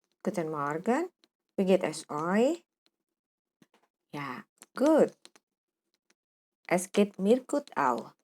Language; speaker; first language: German; non-native, fluent; Indonesian